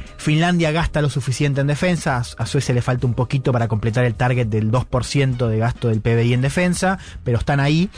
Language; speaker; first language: Spanish; native; Spanish